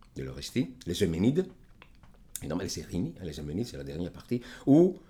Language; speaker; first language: French; non-native, fluent; Greek